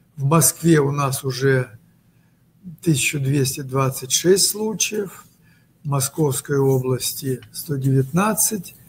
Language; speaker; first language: Russian; native; Russian